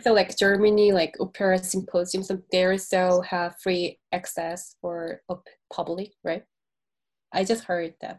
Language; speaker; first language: English; non-native, learner; Korean